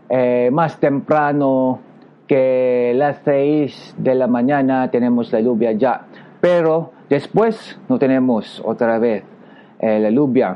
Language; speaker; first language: Spanish; non-native, learner; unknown